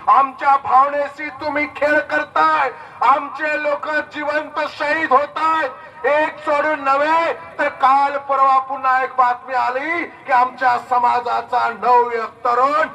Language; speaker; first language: Marathi; non-native, local second language; Lambadi